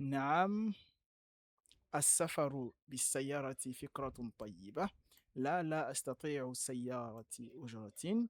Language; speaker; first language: Arabic; non-native, fluent; French